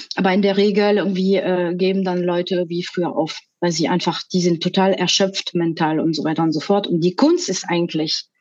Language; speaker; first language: German; non-native, fluent; French